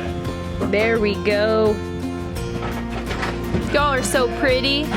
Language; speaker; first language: English; native; English